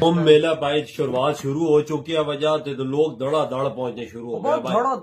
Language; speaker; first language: Hindi; native; Hindi